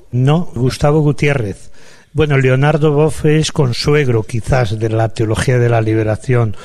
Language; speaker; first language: Spanish; native; Spanish